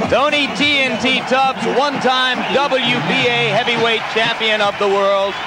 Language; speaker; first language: English; native; English